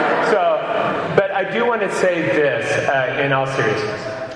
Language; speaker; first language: English; native; English